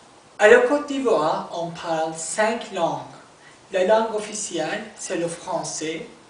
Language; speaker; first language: French; non-native, learner; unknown